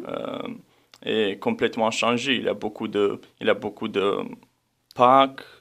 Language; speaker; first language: French; non-native, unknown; Romanian